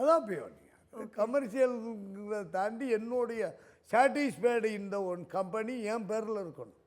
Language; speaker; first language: Tamil; native; Tamil